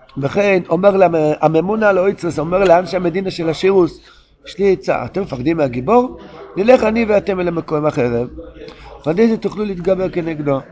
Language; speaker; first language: Hebrew; non-native, local second language; Yiddish